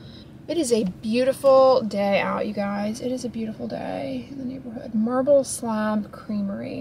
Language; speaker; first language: English; native; English